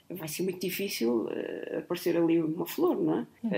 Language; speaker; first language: Portuguese; native; Portuguese